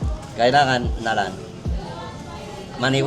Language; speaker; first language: Filipino; non-native, learner; Spanish